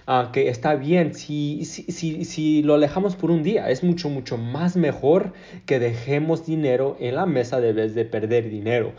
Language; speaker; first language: Spanish; early bilingual, heritage; Spanish